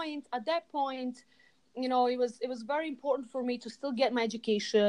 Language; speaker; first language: English; non-native, fluent; Serbian